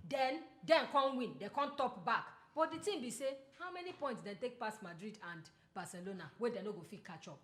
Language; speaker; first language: Nigerian Pidgin; non-native, local second language; Yoruba